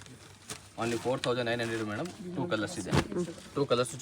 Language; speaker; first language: Kannada; non-native, local second language; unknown